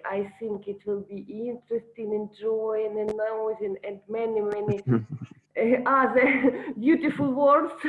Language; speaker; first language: English; non-native, learner; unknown